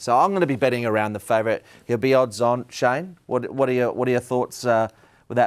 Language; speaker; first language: English; native; English